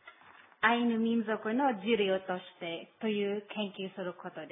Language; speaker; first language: Japanese; non-native, learner; Filipino